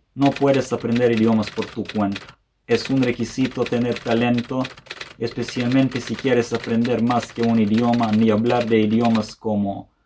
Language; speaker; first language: Spanish; non-native, fluent; Serbian